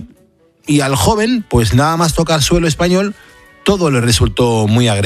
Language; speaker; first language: Spanish; native; Spanish